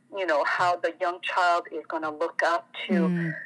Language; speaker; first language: English; non-native, fluent; French